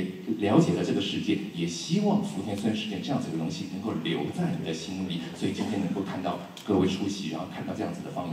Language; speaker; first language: Chinese; native; Chinese